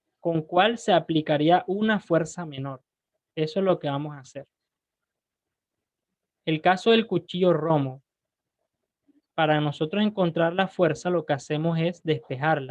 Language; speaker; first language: Spanish; native; Spanish